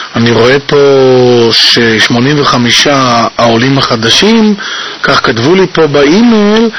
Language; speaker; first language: Hebrew; native; Hebrew